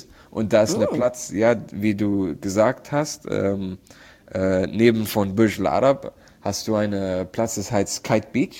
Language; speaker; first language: German; non-native, learner; Arabic